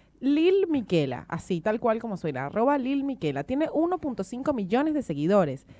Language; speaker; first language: Spanish; native; Spanish